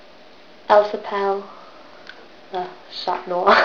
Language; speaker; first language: French; non-native, learner; English